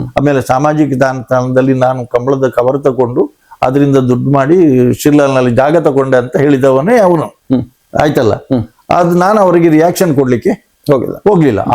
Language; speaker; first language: Kannada; non-native, local second language; Tulu